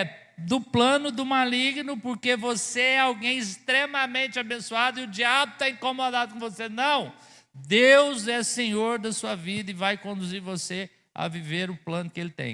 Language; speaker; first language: Portuguese; native; Portuguese